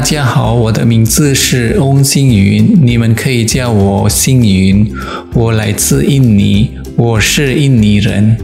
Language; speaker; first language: Chinese; non-native, fluent; Indonesian